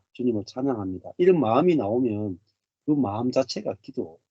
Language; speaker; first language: Korean; native; Korean